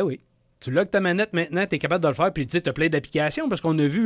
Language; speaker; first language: French; native; French